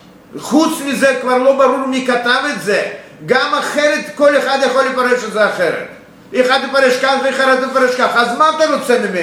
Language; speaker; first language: Hebrew; non-native, fluent; Russian